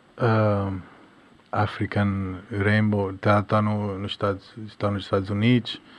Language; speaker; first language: Portuguese; non-native, local second language; Kabuverdianu